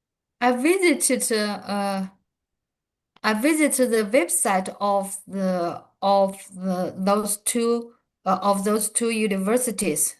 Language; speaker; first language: English; non-native, learner; Chinese